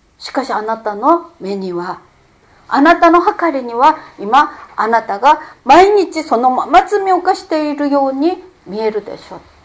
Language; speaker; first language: Japanese; non-native, fluent; Korean